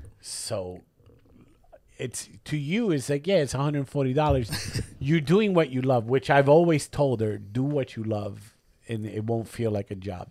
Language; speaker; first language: English; non-native, local second language; Spanish